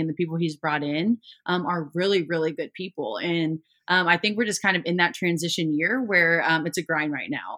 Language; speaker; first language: English; native; English